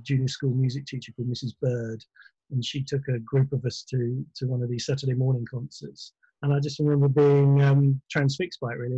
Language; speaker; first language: English; native; English